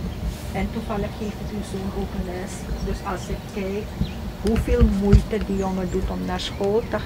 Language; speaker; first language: Dutch; non-native, local second language; Caribbean Hindustani